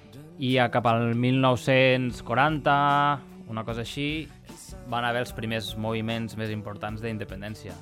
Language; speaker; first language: Catalan; native; Catalan